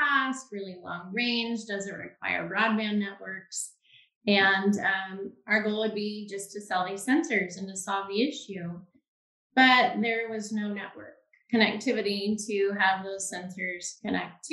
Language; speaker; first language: English; native; English